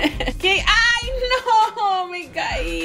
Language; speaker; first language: Spanish; native; Spanish